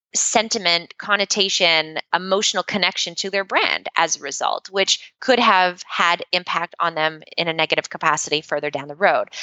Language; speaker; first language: English; native; English